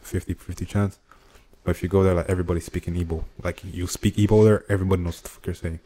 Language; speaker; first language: English; non-native, local second language; Igbo